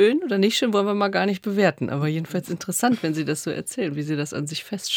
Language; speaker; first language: German; native; German